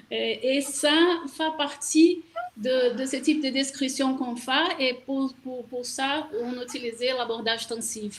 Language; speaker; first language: French; non-native, learner; Portuguese